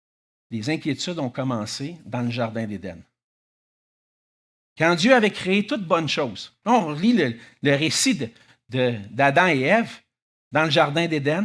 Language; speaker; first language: French; native; French